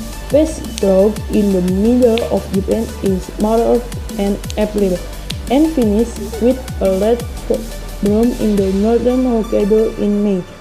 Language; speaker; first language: English; non-native, learner; Indonesian